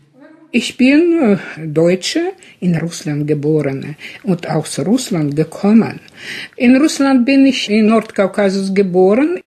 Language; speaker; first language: German; early bilingual, heritage; German